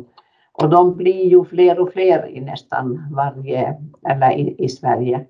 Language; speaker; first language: Swedish; non-native, fluent; Finnish